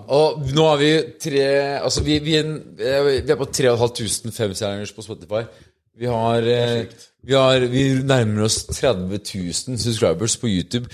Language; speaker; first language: Norwegian; native; Norwegian